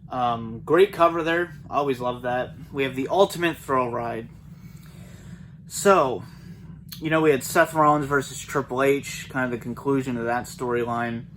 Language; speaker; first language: English; native; English